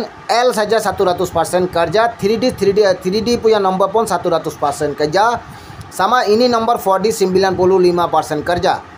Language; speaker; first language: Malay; non-native, learner; Bangla